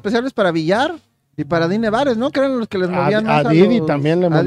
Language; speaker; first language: Spanish; native; Spanish